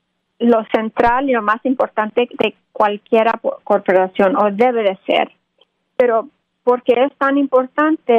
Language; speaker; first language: Spanish; early bilingual, other home language; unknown